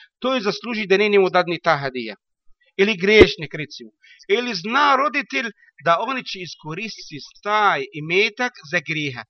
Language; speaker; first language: Bosnian; non-native, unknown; Arabic